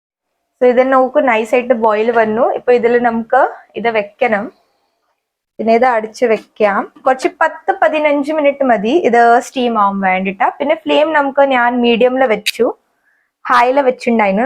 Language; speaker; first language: Malayalam; non-native, fluent; Hindi